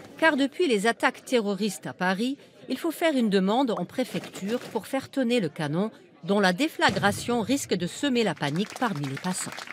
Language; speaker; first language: French; non-native, fluent; German